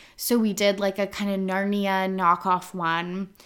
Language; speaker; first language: English; native; English